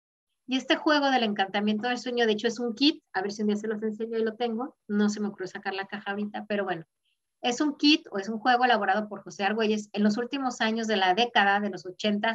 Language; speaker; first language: Spanish; native; Spanish